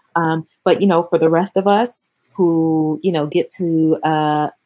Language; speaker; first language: English; native; English